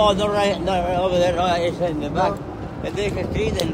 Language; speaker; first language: English; non-native, learner; Spanish